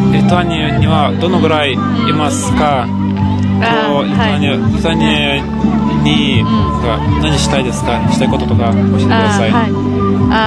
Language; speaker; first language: Japanese; non-native, fluent; Lithuanian